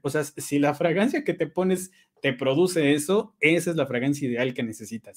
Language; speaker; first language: Spanish; native; Spanish